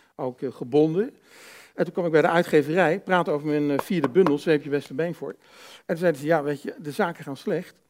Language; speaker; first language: Dutch; native; Dutch